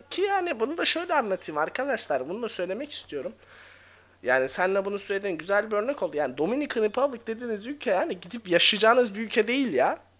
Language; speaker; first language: Turkish; native; Turkish